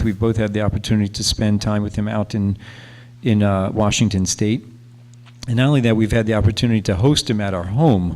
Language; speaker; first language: English; native; English